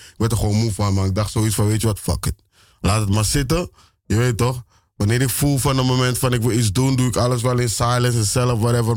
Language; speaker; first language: Dutch; native; Dutch